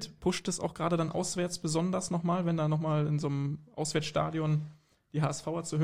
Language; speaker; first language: German; native; German